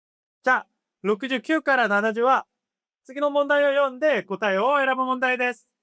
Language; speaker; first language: Japanese; non-native, fluent; Korean